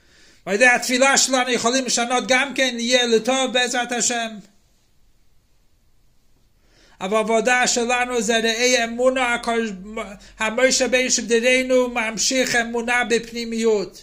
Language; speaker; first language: Hebrew; non-native, fluent; English